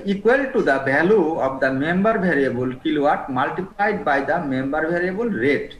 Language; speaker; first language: English; non-native, local second language; Bangla